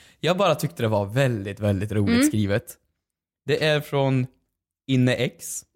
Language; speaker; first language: Swedish; native; Swedish